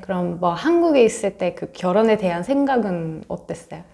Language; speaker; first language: Korean; non-native, fluent; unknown